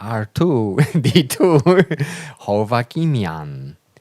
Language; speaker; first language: English; non-native, learner; Polish